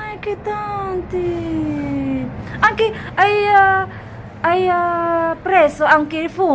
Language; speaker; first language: Italian; non-native, learner; Filipino